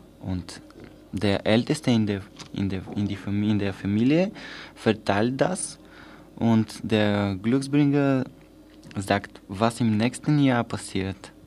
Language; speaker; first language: German; non-native, learner; Bulgarian